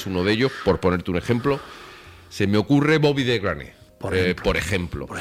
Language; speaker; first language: Spanish; native; Spanish